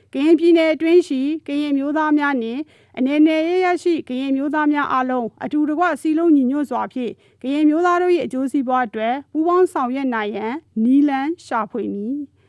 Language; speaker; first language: Burmese; non-native, local second language; Karen languages